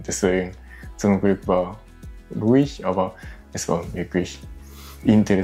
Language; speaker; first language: German; non-native, learner; Japanese